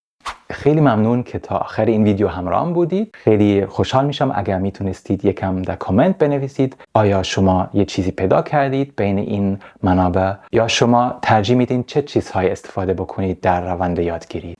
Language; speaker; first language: Persian; non-native, fluent; German